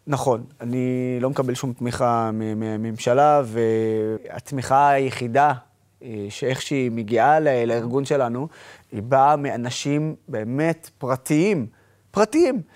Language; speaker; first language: Hebrew; non-native, local second language; Arabic